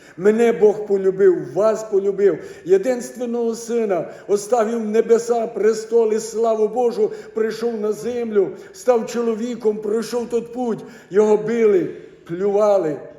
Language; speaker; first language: Ukrainian; native; Ukrainian